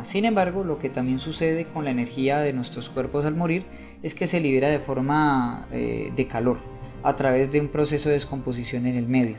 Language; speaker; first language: Spanish; native; Spanish